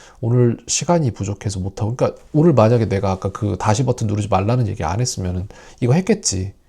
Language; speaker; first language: Korean; native; Korean